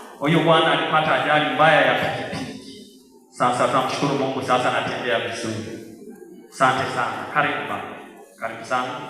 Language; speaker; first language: Swahili; native; Swahili